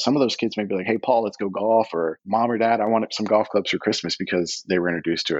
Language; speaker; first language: English; native; English